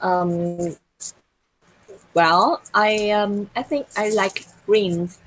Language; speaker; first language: English; non-native, learner; Vietnamese